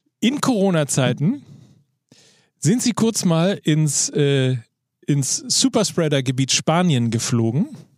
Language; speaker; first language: German; native; German